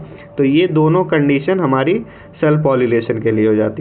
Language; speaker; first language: Hindi; native; Hindi